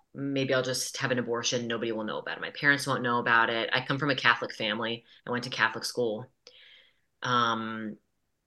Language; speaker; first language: English; native; English